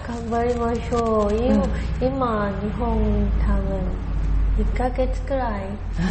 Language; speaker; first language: Japanese; non-native, learner; Chinese